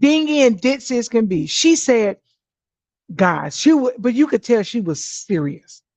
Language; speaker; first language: English; native; English